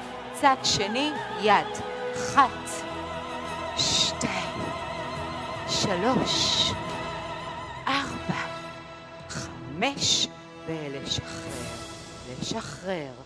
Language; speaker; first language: Hebrew; native; Hebrew